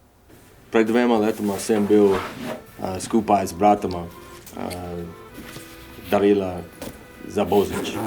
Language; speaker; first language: Slovenian; non-native, learner; English